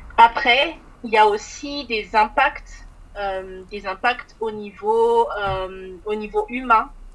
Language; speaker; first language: French; non-native, local second language; Malagasy